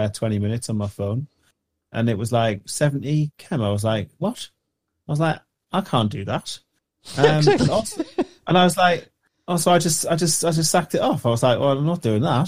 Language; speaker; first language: English; native; English